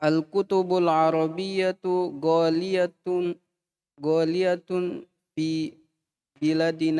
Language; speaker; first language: Arabic; non-native, learner; Indonesian